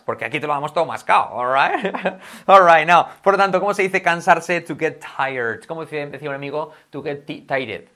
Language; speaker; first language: Spanish; native; Spanish